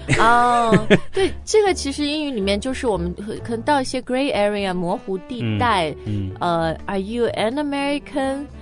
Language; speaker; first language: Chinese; native; Chinese